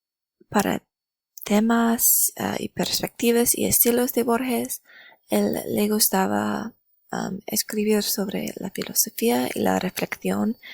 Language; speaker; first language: Spanish; non-native, learner; English